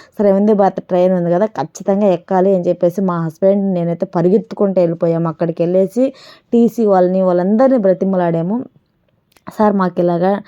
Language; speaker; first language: Telugu; native; Telugu